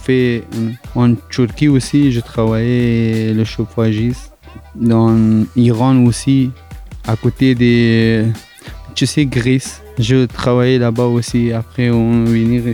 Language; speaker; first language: French; non-native, learner; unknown